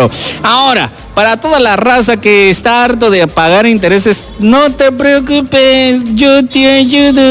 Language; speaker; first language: Spanish; native; Spanish